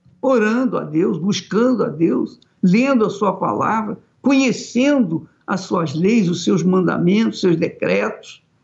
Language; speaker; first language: Portuguese; native; Portuguese